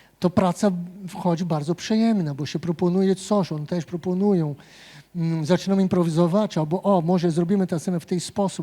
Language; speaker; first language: Polish; non-native, fluent; Portuguese